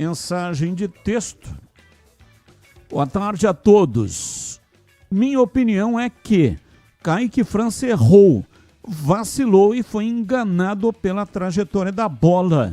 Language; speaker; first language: Portuguese; native; Portuguese